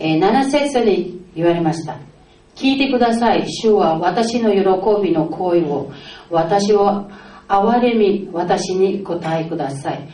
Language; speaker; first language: Japanese; non-native, fluent; Filipino